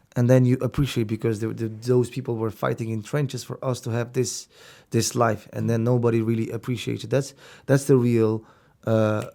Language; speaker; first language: English; non-native, fluent; Romanian